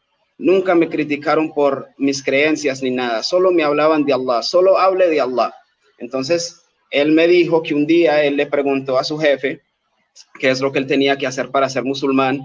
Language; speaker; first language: Spanish; native; Spanish